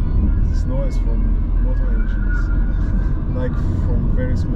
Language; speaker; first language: English; non-native, learner; German